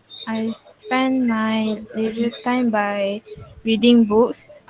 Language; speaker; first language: English; non-native, local second language; Malay